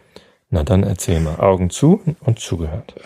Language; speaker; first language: German; native; German